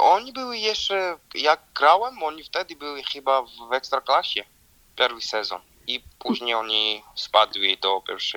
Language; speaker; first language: Polish; non-native, learner; Georgian